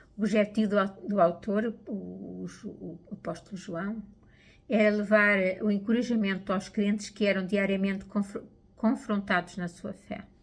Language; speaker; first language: Portuguese; native; Portuguese